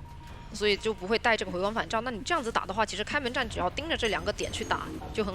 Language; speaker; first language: Chinese; native; Chinese